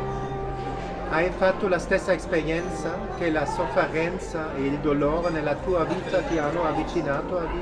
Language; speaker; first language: Italian; non-native, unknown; German